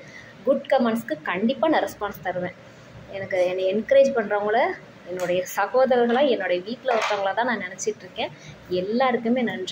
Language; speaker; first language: Tamil; native; Tamil